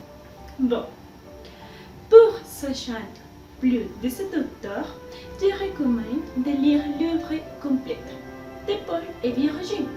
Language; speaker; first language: French; non-native, learner; Spanish